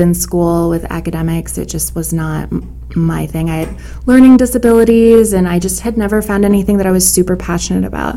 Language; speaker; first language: English; native; English